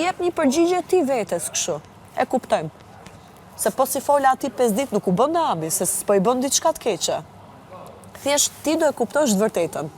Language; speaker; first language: Albanian; native; Albanian